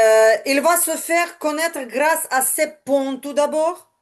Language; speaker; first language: French; non-native, learner; Ukrainian